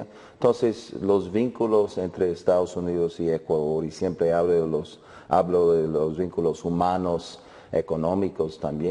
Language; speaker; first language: Spanish; non-native, fluent; English